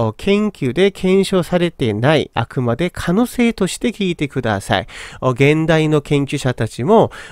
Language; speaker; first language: Japanese; non-native, fluent; Korean